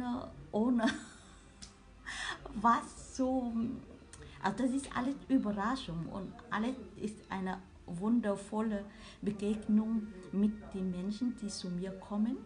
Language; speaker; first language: German; non-native, learner; Vietnamese